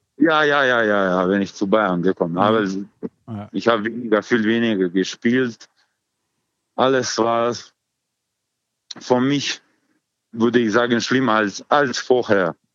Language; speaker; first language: German; non-native, learner; Croatian